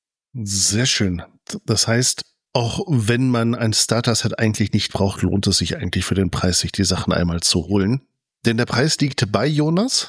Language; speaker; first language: German; native; German